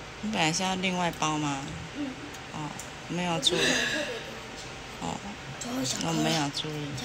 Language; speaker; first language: Chinese; native; Chinese